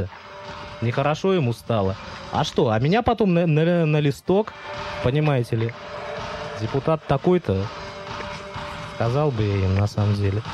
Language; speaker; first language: Russian; native; Russian